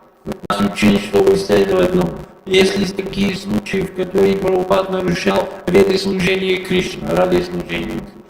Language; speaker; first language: Russian; non-native, learner; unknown